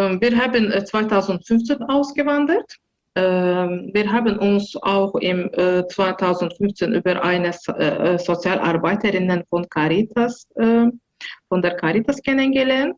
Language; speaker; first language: German; non-native, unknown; Azerbaijani